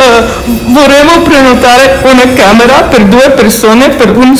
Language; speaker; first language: Italian; non-native, learner; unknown